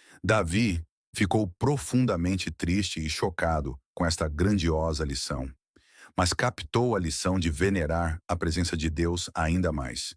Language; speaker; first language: Portuguese; native; Portuguese